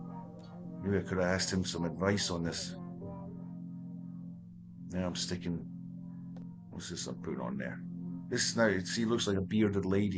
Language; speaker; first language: English; native; English